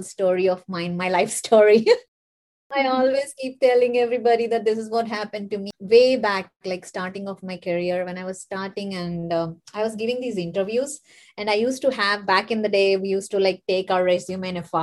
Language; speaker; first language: English; non-native, local second language; Kannada